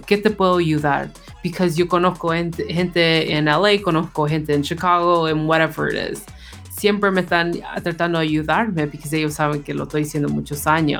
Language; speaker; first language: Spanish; early bilingual, heritage; Spanish